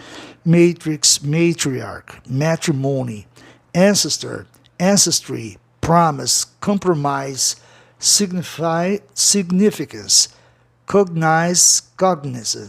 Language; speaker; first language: English; non-native, fluent; Portuguese